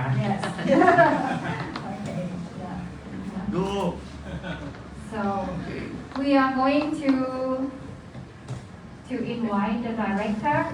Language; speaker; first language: English; non-native, learner; Thai